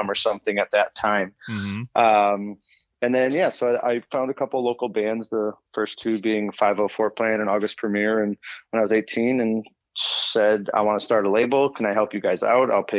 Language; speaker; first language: English; native; English